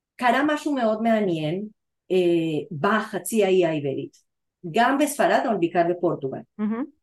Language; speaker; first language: Hebrew; non-native, fluent; Spanish